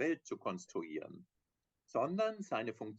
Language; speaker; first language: German; native; German